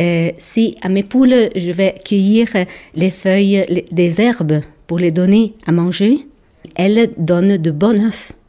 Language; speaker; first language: French; non-native, local second language; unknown